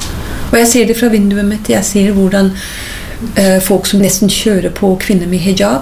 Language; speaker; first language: Norwegian; non-native, fluent; English